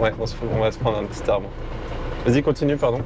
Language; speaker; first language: French; native; French